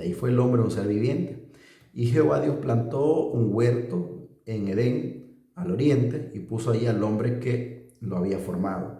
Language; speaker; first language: Spanish; native; Spanish